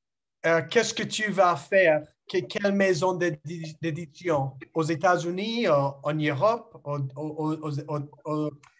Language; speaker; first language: French; non-native, learner; English